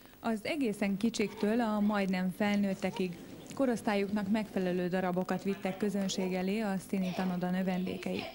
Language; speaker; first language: Hungarian; native; Hungarian